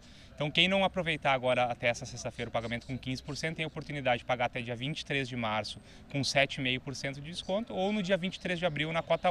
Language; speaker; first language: Portuguese; native; Portuguese